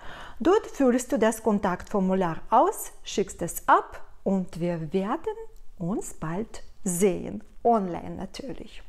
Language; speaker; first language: German; non-native, fluent; Russian